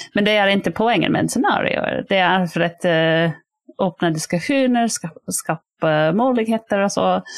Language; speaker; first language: Swedish; non-native, fluent; English